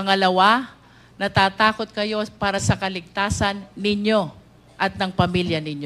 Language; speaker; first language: Filipino; native; Filipino